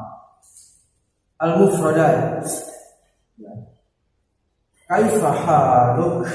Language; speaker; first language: Arabic; non-native, fluent; Indonesian